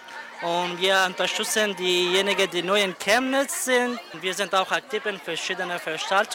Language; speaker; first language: German; non-native, fluent; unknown